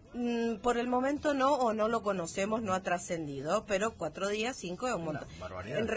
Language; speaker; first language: Spanish; native; Spanish